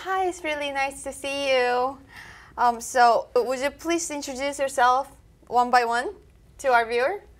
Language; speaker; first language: English; non-native, fluent; Korean